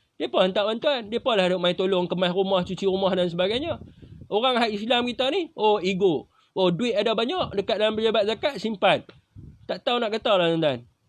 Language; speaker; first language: Malay; native; Malay